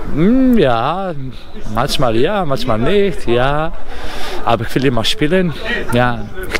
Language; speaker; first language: German; non-native, learner; Greek